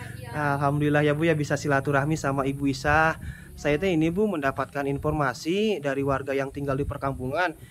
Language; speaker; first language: Indonesian; non-native, local second language; Sundanese